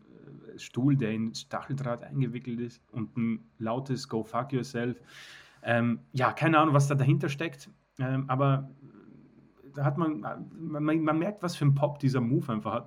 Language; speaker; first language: German; native; German